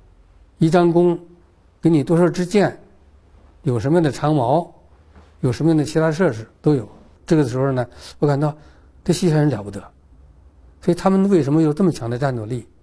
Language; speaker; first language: Chinese; native; Chinese